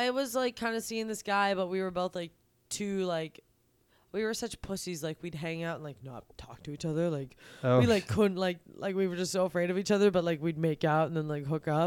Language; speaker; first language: English; native; English